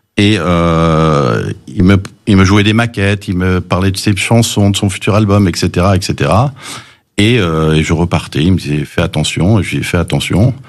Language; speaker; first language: French; early bilingual, other home language; English